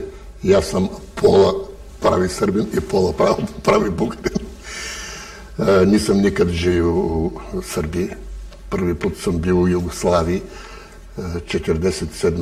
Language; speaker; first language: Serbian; early bilingual, heritage; Bulgarian